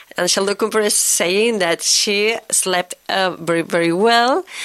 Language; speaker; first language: English; non-native, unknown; Catalan